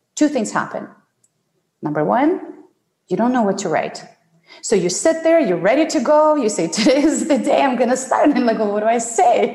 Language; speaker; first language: English; non-native, fluent; Ukrainian